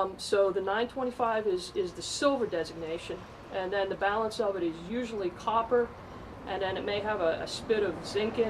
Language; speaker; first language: English; native; English